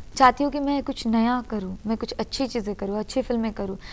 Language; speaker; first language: Hindi; non-native, local second language; Urdu